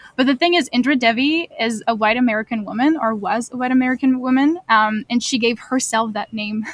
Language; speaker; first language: English; non-native, fluent; French